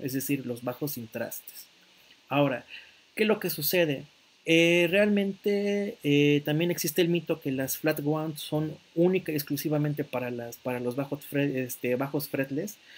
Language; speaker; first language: Spanish; native; Spanish